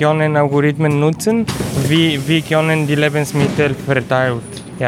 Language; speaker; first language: German; non-native, learner; Bulgarian